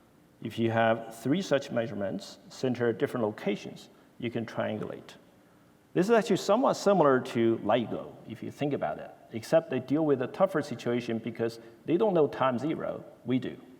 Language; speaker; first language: English; non-native, fluent; Chinese